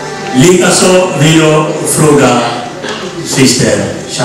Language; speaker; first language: Swedish; non-native, learner; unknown